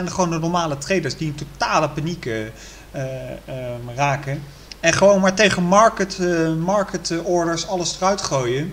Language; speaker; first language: Dutch; native; Dutch